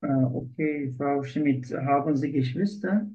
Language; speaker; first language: German; non-native, learner; Turkish